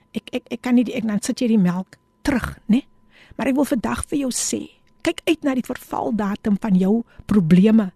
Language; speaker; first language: Afrikaans; native; Afrikaans